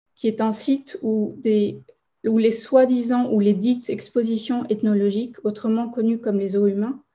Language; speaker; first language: French; non-native, fluent; Spanish